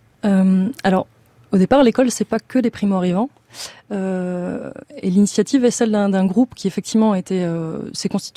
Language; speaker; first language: French; native; French